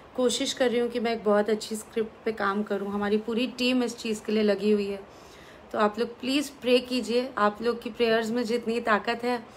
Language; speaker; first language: Hindi; native; Hindi